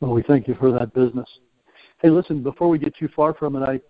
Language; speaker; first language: English; native; English